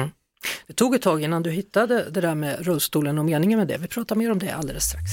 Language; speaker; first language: Swedish; native; Swedish